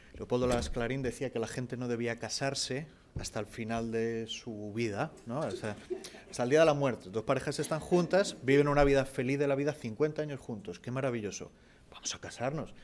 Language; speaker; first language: Spanish; native; Spanish